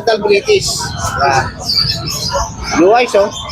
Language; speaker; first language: Filipino; native; Filipino